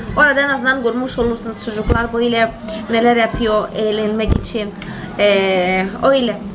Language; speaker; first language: Turkish; non-native, fluent; Portuguese